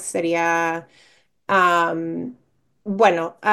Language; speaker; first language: Spanish; non-native, fluent; English